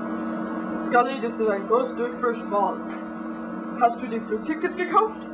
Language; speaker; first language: German; non-native, learner; English